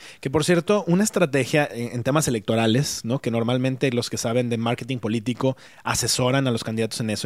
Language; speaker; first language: Spanish; native; Spanish